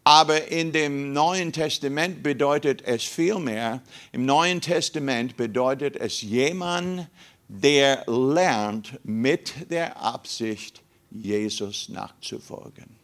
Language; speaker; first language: German; non-native, fluent; English